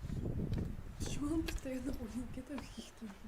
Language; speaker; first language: Russian; native; Russian